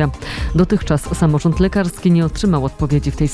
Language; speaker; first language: Polish; native; Polish